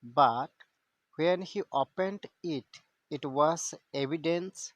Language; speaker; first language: English; non-native, local second language; Assamese